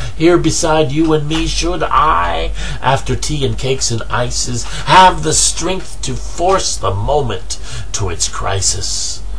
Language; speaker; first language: English; native; English